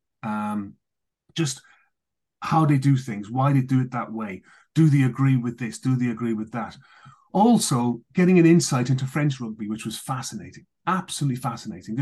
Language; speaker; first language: English; native; English